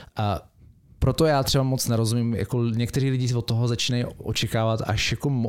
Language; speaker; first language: Czech; native; Czech